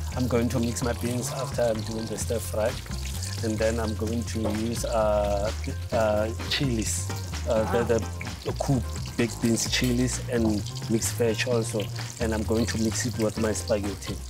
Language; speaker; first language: English; non-native, local second language; Southern Sotho